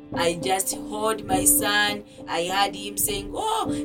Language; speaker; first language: English; non-native, fluent; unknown